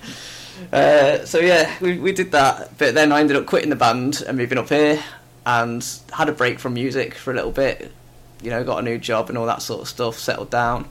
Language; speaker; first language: English; native; English